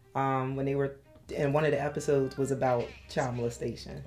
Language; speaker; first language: English; native; English